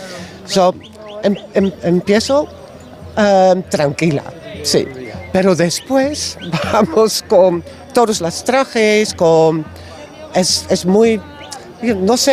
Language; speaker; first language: Spanish; non-native, learner; Dutch